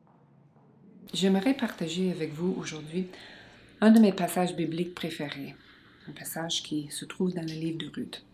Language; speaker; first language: French; non-native, local second language; English